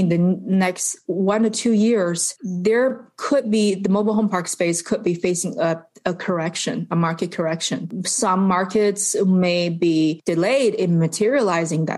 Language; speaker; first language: English; non-native, fluent; Chinese